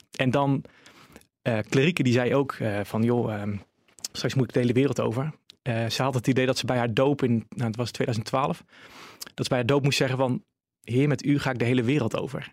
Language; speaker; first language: Dutch; native; Dutch